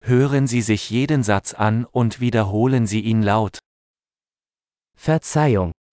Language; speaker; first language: German; native; German